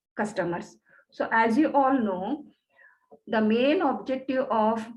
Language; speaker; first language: English; non-native, local second language; Kannada